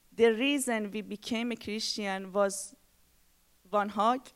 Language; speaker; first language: English; non-native, learner; Persian